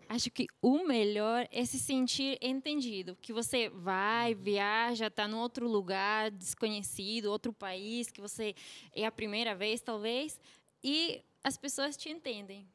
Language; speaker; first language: Portuguese; non-native, fluent; Slovak